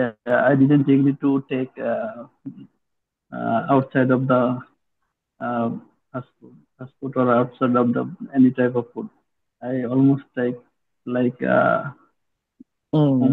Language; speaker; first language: English; non-native, learner; Bangla